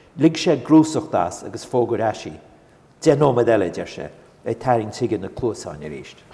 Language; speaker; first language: Irish; non-native, local second language; English